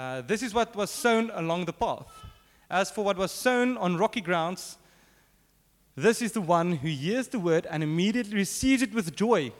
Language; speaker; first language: English; non-native, local second language; Afrikaans